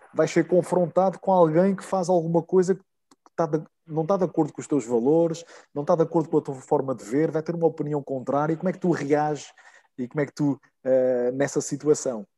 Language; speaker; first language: Portuguese; native; Portuguese